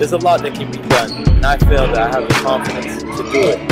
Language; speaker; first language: English; native; English